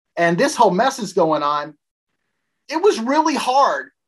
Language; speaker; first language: English; native; English